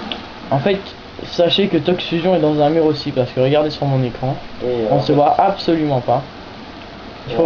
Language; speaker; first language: French; native; French